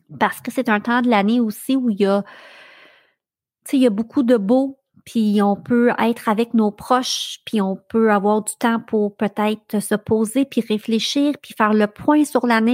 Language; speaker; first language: French; native; French